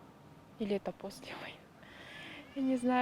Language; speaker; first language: Russian; non-native, local second language; Kyrgyz